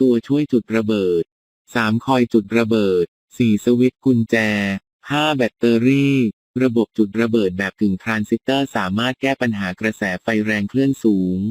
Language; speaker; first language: Thai; native; Thai